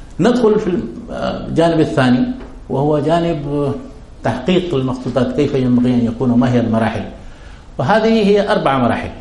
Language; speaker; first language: Arabic; non-native, fluent; Urdu